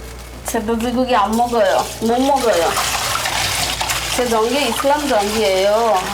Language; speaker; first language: Korean; non-native, local second language; Bangla